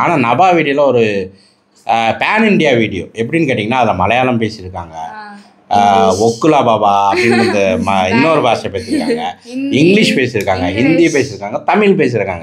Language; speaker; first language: Tamil; native; Tamil